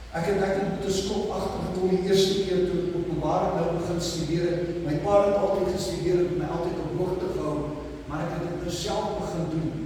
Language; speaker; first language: Afrikaans; non-native, local second language; English